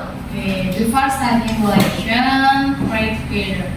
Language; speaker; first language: English; non-native, learner; Indonesian